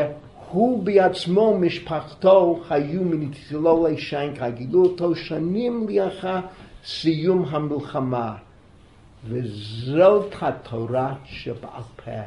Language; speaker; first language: Hebrew; non-native, fluent; English